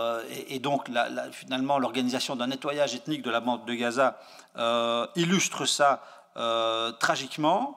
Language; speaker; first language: French; native; French